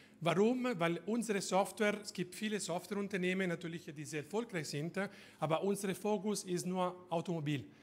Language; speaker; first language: German; non-native, fluent; Italian